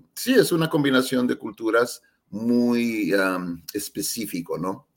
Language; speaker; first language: Spanish; early bilingual, heritage; Spanish